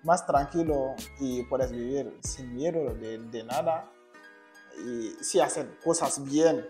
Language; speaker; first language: Spanish; non-native, learner; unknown